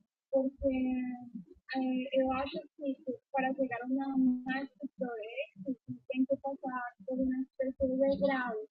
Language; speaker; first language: Portuguese; non-native, fluent; Spanish